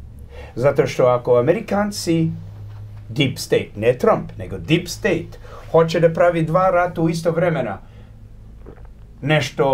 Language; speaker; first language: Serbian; early bilingual, heritage; Croatian